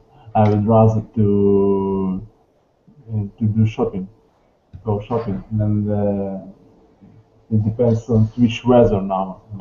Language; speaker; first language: English; non-native, learner; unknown